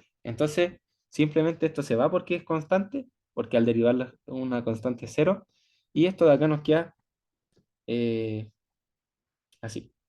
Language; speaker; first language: Spanish; native; Spanish